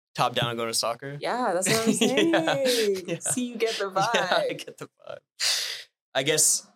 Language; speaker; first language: English; non-native, fluent; French